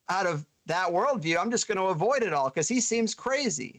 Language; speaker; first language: English; native; English